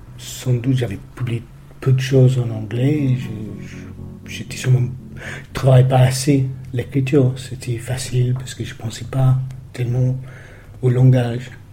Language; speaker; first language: French; non-native, fluent; English